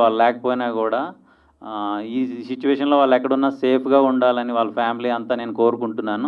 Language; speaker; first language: Telugu; native; Telugu